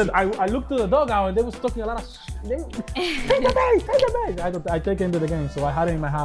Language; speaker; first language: English; non-native, fluent; Spanish